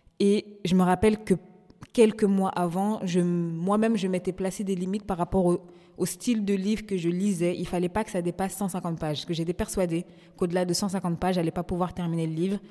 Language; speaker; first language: French; native; French